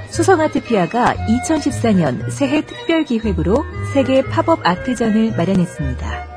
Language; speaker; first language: Korean; native; Korean